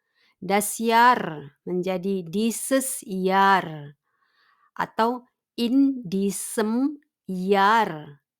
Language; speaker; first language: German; non-native, fluent; Indonesian